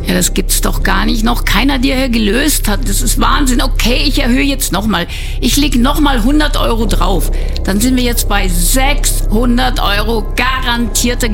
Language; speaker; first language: German; native; German